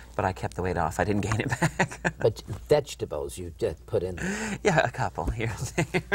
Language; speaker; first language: English; native; English